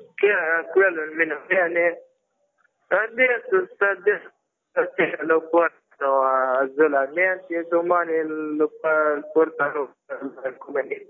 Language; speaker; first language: Italian; non-native, learner; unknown